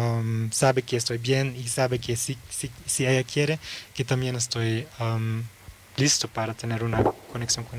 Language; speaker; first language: Spanish; early bilingual, heritage; Dutch